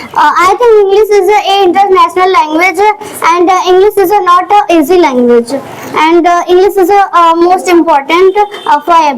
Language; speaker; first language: English; non-native, learner; Hindi